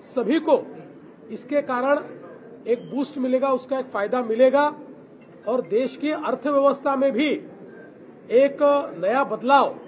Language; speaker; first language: Hindi; non-native, local second language; Marathi